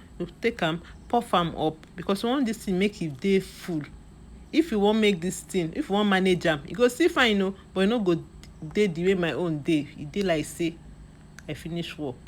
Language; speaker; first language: Nigerian Pidgin; non-native, local second language; Igbo